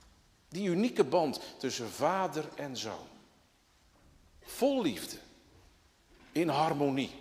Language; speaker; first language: Dutch; native; Dutch